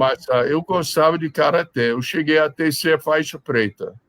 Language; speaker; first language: Portuguese; non-native, fluent; English